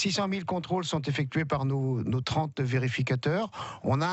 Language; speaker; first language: French; native; French